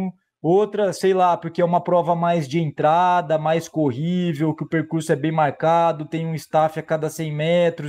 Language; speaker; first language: Portuguese; native; Portuguese